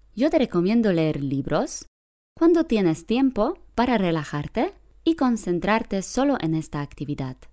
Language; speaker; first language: Spanish; non-native, fluent; Polish